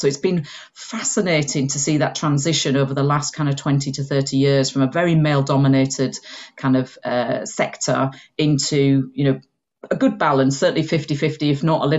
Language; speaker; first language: English; native; English